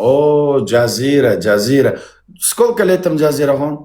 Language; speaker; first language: Russian; non-native, learner; Uzbek